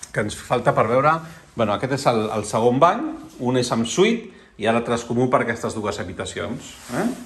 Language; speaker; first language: Catalan; non-native, local second language; Spanish